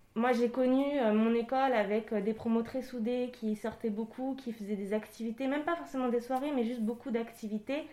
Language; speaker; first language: French; native; French